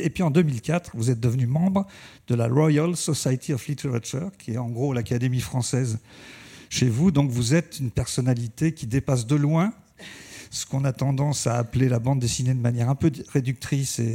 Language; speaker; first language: French; native; French